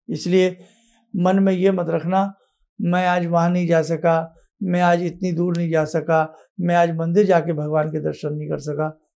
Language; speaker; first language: Hindi; native; Hindi